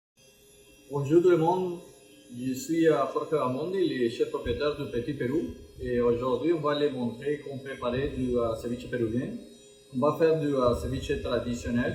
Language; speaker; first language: French; non-native, fluent; Spanish